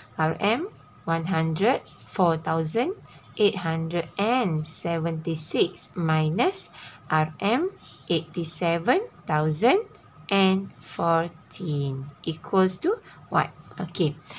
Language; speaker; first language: English; non-native, local second language; Malay